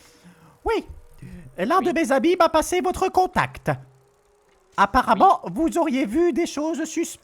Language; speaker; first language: French; native; French